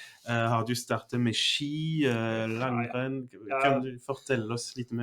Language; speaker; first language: Norwegian; non-native, fluent; French